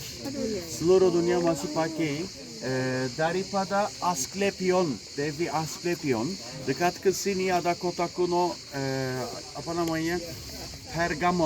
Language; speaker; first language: Indonesian; non-native, learner; Turkish